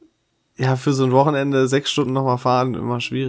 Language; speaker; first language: German; native; German